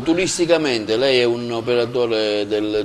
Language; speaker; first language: Italian; native; Italian